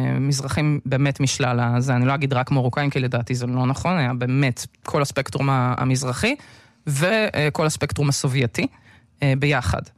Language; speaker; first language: Hebrew; early bilingual, other home language; Russian